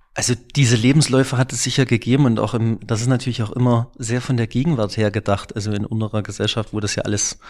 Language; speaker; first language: German; native; German